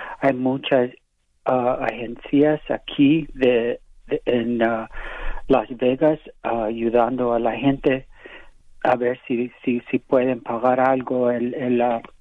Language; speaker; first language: Spanish; early bilingual, heritage; English